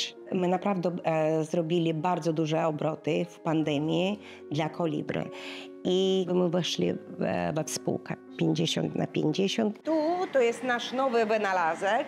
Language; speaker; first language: Polish; non-native, learner; Russian